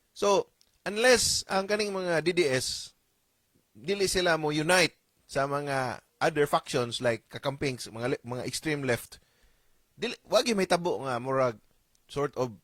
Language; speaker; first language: Cebuano; native; Cebuano